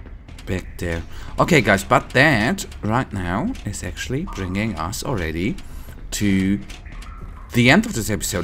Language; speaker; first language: English; non-native, fluent; German